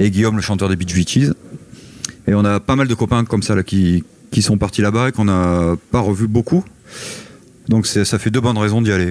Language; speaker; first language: French; native; French